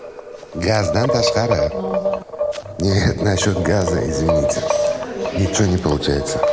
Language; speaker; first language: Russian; non-native, local second language; Uzbek